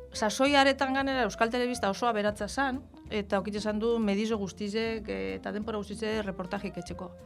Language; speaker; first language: Basque; native; Basque